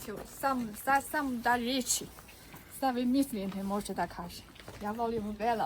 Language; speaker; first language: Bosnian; non-native, learner; Chinese